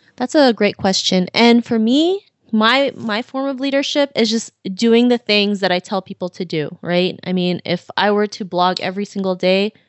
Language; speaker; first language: English; early bilingual, other home language; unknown